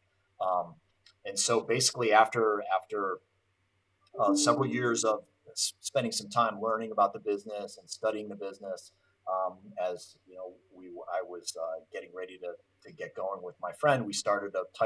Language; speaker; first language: English; native; English